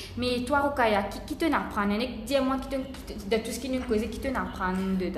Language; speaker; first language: French; non-native, local second language; Morisyen